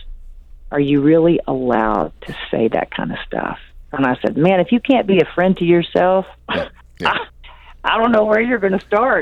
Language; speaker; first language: English; native; English